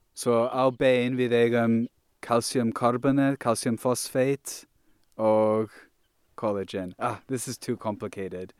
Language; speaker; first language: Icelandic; non-native, learner; English